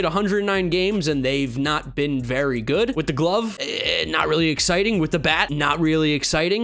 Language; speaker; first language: English; native; English